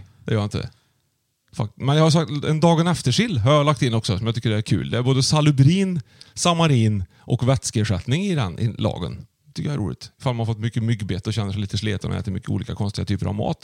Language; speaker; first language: Swedish; native; Swedish